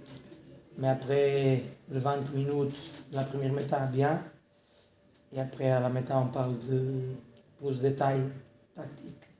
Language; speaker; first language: French; non-native, learner; Portuguese